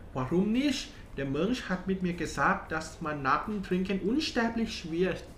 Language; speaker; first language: German; non-native, learner; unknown